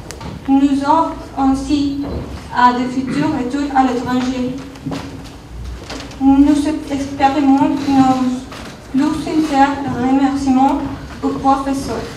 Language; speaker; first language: French; non-native, learner; Spanish